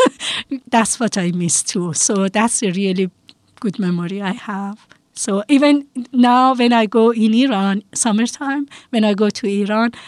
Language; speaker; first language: English; non-native, fluent; Persian